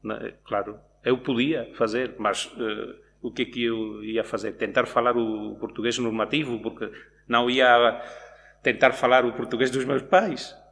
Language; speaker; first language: Portuguese; non-native, local second language; Spanish